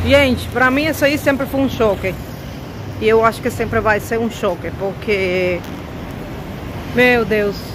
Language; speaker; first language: Portuguese; non-native, fluent; Spanish